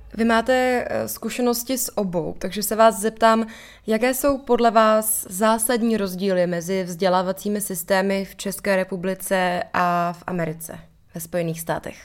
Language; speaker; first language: Czech; native; Czech